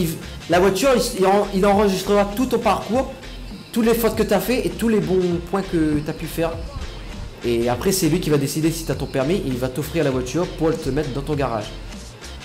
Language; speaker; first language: French; native; French